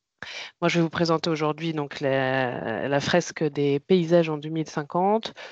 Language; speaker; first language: French; native; French